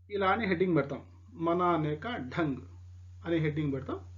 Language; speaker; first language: Telugu; non-native, local second language; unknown